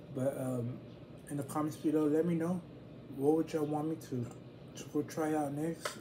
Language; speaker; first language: English; early bilingual, other home language; Spanish